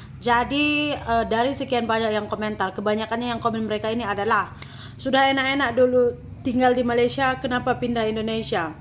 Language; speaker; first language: Indonesian; native; Indonesian